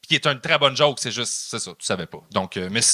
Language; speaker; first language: French; native; French